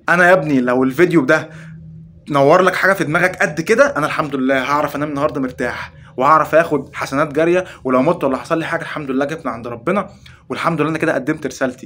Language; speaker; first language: Arabic; native; Arabic